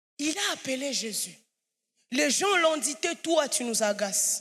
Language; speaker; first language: French; non-native, local second language; Swahili